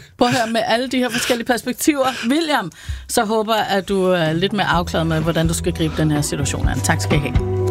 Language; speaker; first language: Danish; native; Danish